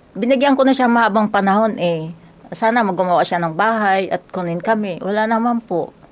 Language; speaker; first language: Filipino; native; Filipino